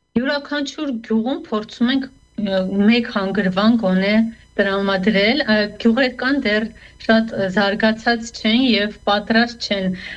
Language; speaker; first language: Armenian; native; Armenian